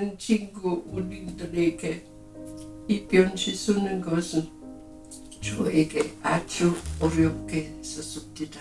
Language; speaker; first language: Korean; non-native, fluent; German